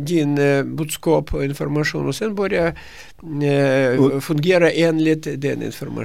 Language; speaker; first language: Swedish; non-native, fluent; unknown